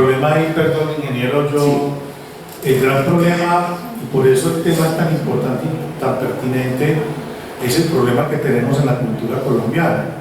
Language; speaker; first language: Spanish; native; Spanish